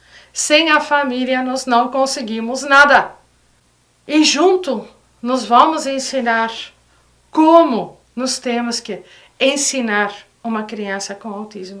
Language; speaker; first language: Portuguese; non-native, fluent; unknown